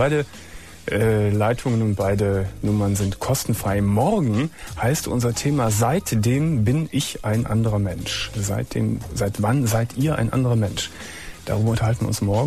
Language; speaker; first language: German; native; German